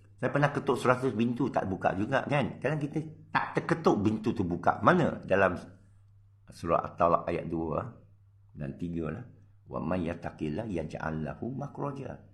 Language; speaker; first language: Malay; non-native, local second language; Min Nan Chinese